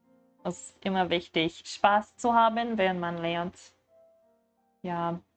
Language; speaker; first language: German; non-native, learner; English